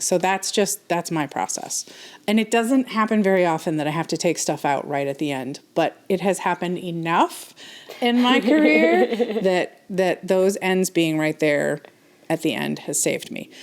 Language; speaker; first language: English; native; English